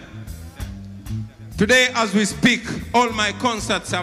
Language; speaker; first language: English; non-native, local second language; Ganda